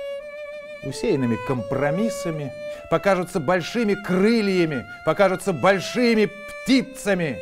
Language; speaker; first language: Russian; native; Russian